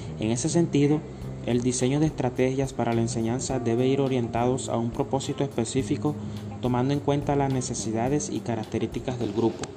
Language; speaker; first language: Spanish; native; Spanish